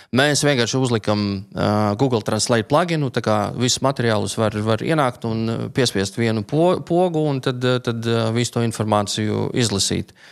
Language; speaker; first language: Latvian; non-native, local second language; Russian